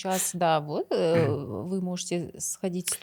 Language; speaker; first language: Russian; non-native, local second language; Kazakh